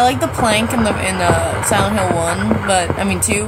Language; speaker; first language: English; native; English